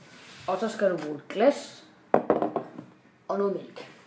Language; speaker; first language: Danish; native; Danish